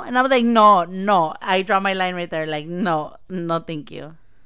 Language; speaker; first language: English; early bilingual, other home language; Spanish